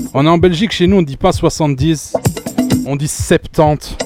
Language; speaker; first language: French; native; French